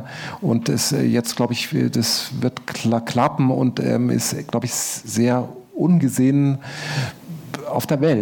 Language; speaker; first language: German; native; German